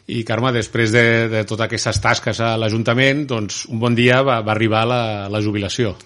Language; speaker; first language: Catalan; native; Catalan